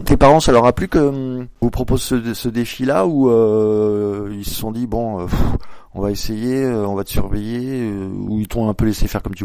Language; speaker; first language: French; native; French